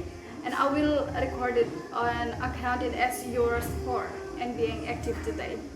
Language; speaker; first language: English; non-native, fluent; Indonesian